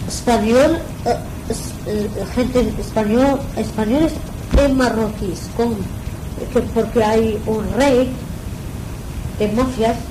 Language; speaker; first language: Spanish; non-native, learner; Arabic